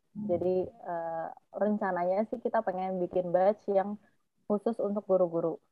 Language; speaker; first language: Indonesian; native; Indonesian